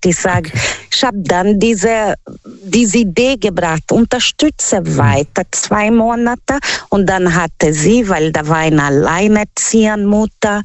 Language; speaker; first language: German; non-native, learner; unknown